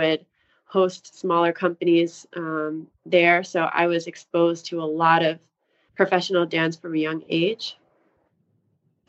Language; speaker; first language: English; native; English